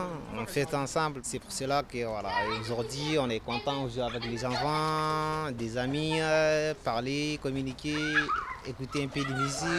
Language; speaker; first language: French; non-native, learner; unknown